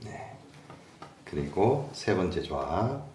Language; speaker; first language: Korean; native; Korean